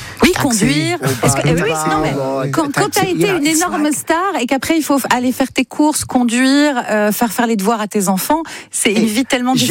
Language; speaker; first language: French; native; French